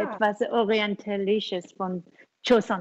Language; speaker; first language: German; non-native, learner; Korean